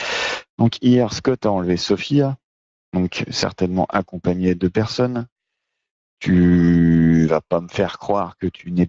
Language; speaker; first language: French; native; French